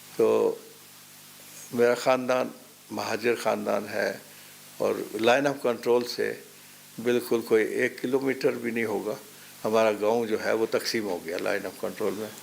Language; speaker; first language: Urdu; non-native, local second language; Pahari-Potwari